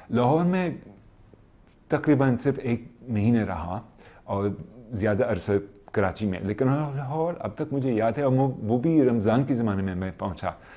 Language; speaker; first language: Urdu; non-native, fluent; English